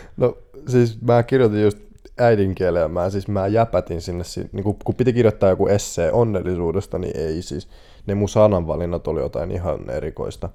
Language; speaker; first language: Finnish; native; Finnish